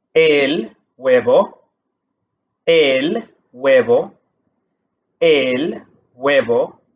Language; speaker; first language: Spanish; early bilingual, heritage; Spanish